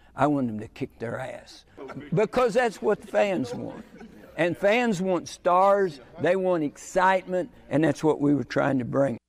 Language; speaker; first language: English; native; English